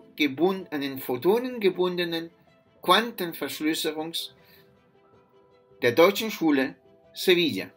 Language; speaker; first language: German; non-native, fluent; Spanish